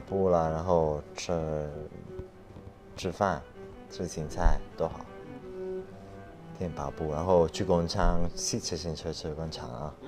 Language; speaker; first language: Chinese; non-native, fluent; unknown